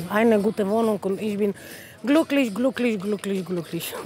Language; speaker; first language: German; non-native, learner; Polish